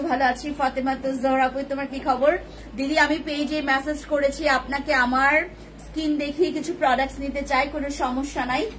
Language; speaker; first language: Bangla; non-native, local second language; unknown